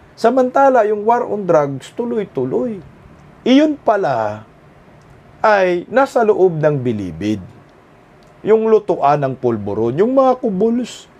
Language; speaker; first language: Filipino; non-native, local second language; Cebuano